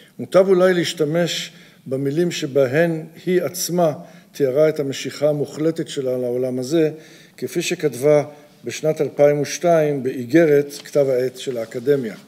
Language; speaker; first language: Hebrew; early bilingual, other home language; English